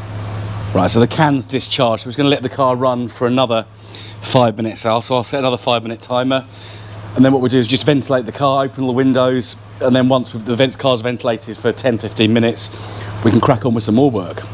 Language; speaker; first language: English; native; English